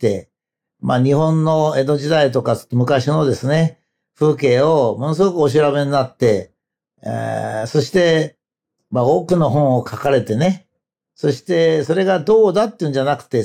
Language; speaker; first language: Japanese; native; Japanese